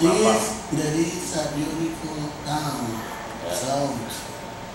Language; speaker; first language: English; non-native, learner; Spanish